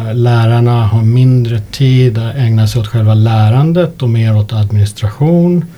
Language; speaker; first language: Swedish; early bilingual, other home language; English